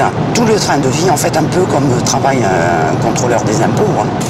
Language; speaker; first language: French; native; French